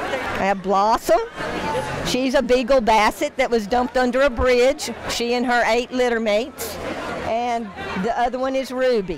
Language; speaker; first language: English; native; English